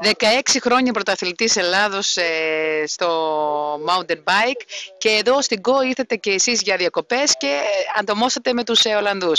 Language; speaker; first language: Greek; native; Greek